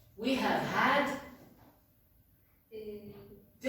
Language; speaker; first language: English; non-native, fluent; Turkish